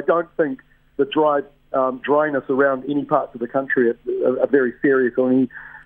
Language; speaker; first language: English; native; English